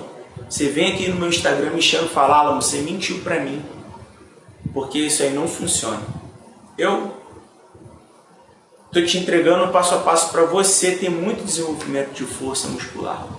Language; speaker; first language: Portuguese; native; Portuguese